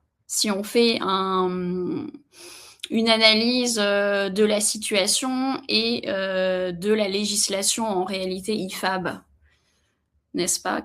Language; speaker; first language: French; native; French